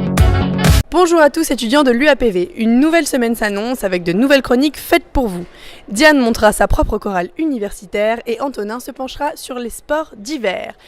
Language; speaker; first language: French; native; French